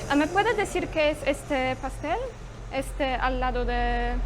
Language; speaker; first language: Spanish; non-native, learner; Polish